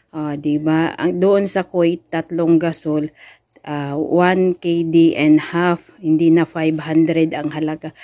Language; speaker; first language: Filipino; non-native, local second language; Cebuano